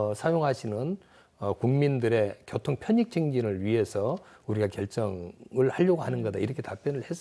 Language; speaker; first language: Korean; native; Korean